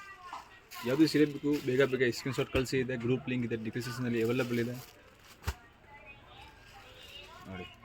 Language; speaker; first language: Kannada; non-native, local second language; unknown